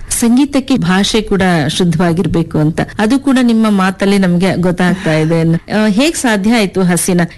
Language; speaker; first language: Kannada; native; Kannada